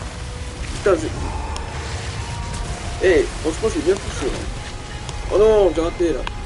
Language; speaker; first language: French; native; French